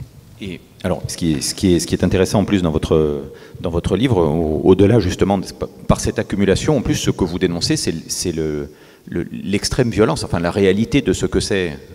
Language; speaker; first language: French; native; French